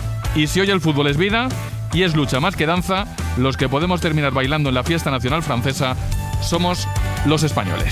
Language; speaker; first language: Spanish; native; Spanish